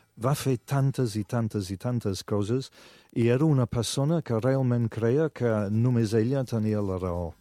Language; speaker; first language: Catalan; non-native, fluent; English